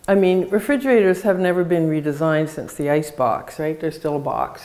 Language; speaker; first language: English; native; English